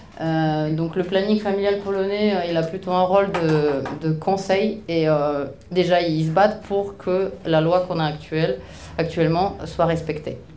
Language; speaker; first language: French; non-native, fluent; Polish